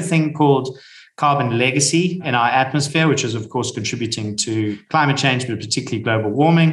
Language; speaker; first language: English; native; English